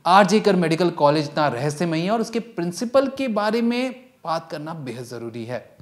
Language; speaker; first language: Hindi; native; Hindi